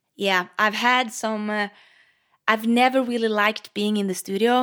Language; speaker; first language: English; non-native, fluent; Norwegian